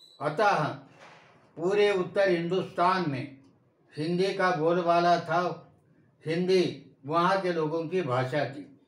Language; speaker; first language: Hindi; non-native, local second language; Marathi